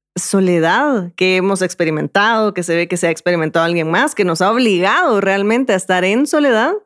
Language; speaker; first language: Spanish; native; Spanish